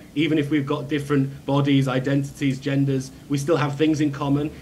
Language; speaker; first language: English; native; English